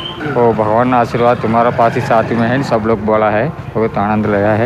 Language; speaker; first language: Hindi; non-native, local second language; Tamil